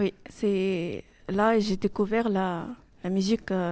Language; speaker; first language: French; non-native, learner; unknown